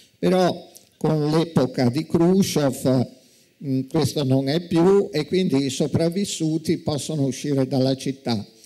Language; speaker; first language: Italian; native; Italian